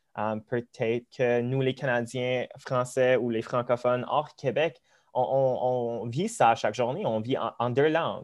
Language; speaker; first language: French; early bilingual, other home language; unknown